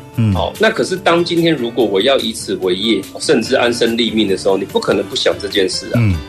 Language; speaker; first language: Chinese; native; Chinese